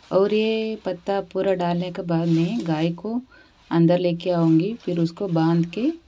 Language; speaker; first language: Hindi; non-native, local second language; Kannada